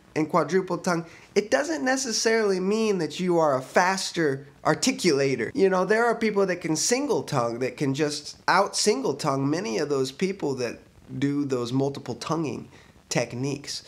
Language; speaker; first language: English; native; English